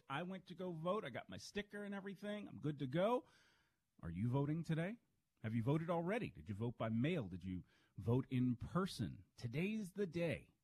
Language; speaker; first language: English; native; English